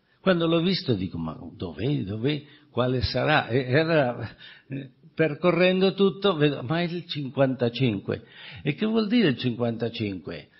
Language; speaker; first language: Italian; non-native, fluent; Spanish